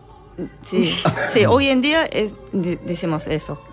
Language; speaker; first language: Spanish; non-native, learner; Japanese